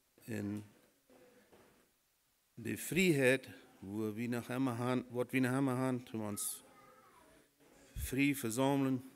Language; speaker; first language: German; non-native, learner; Low German